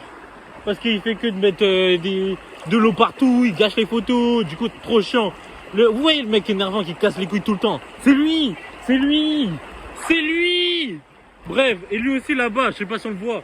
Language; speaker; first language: French; native; French